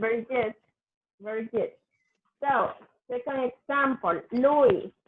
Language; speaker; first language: English; non-native, fluent; Spanish